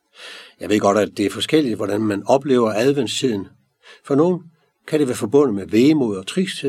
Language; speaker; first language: Danish; native; Danish